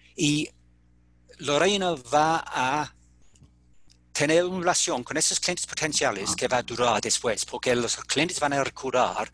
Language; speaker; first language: Spanish; non-native, fluent; English